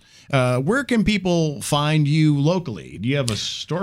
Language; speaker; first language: English; native; English